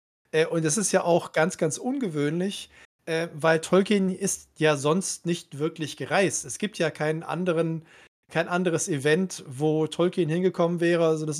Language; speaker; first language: German; native; German